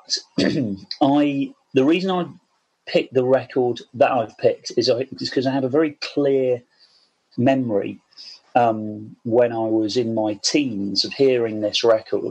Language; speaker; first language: English; native; English